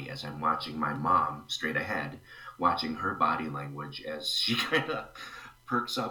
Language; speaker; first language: English; native; English